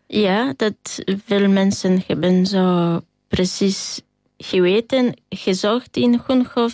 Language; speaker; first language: Dutch; non-native, fluent; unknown